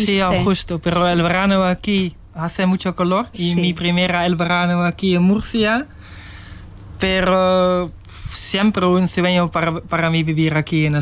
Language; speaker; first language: Spanish; non-native, learner; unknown